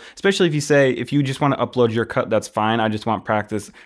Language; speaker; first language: English; native; English